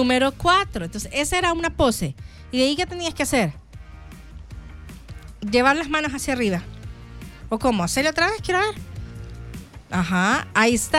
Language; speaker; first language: Spanish; native; Spanish